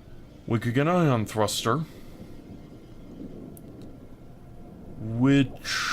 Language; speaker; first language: English; native; English